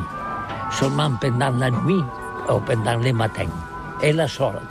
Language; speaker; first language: French; non-native, learner; Catalan